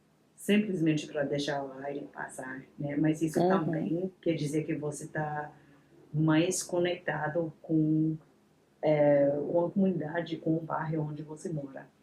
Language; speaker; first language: Portuguese; non-native, fluent; English